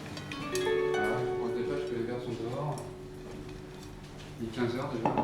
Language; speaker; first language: French; native; French